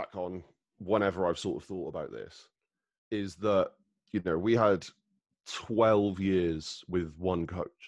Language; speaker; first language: English; native; English